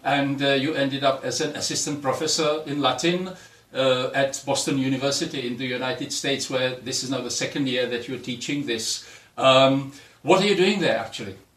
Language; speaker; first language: English; non-native, fluent; Czech